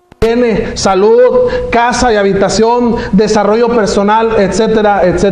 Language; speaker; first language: Spanish; native; Spanish